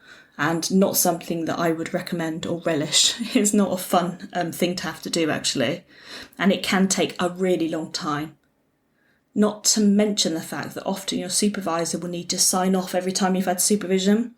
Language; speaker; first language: English; native; English